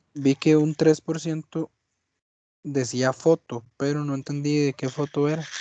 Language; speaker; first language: Spanish; native; Spanish